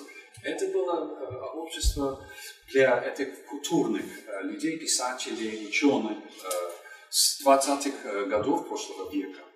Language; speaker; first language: Russian; non-native, fluent; English